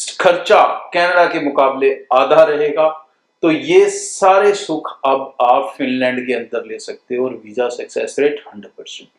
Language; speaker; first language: Hindi; non-native, local second language; Punjabi